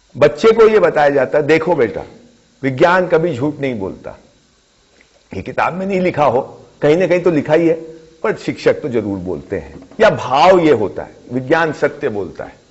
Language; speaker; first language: Hindi; native; Hindi